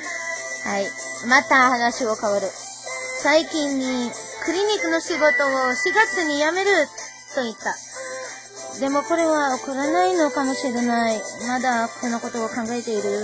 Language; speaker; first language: Japanese; non-native, learner; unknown